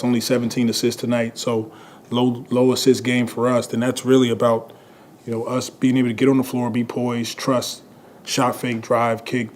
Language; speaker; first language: English; native; English